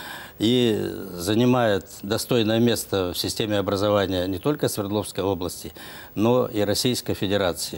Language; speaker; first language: Russian; native; Russian